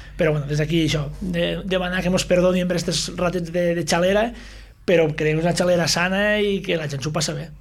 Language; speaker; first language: Catalan; native; Catalan